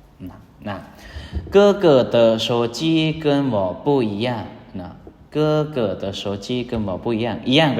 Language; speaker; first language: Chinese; non-native, fluent; Lao